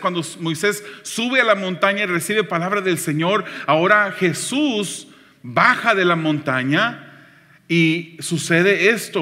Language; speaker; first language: Spanish; native; Spanish